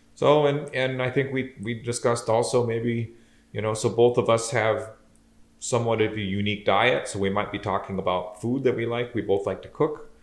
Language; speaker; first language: English; native; English